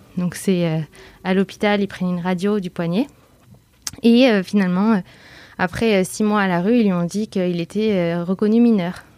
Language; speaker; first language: French; native; French